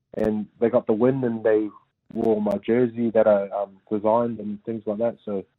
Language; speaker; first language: English; native; English